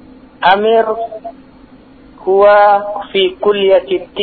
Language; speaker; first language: Arabic; non-native, learner; Indonesian